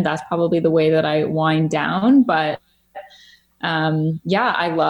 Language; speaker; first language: English; native; English